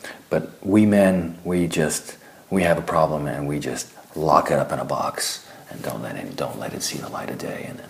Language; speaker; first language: English; early bilingual, other home language; German